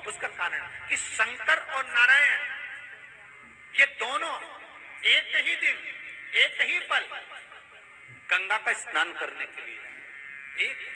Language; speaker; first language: Hindi; native; Hindi